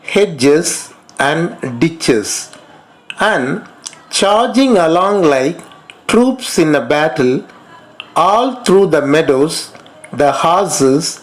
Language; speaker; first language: English; non-native, local second language; Tamil